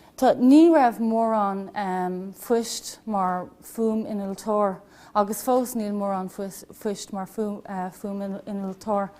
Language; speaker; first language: Irish; non-native, local second language; English